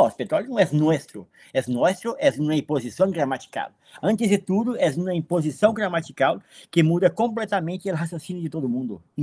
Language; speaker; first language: Spanish; non-native, learner; Portuguese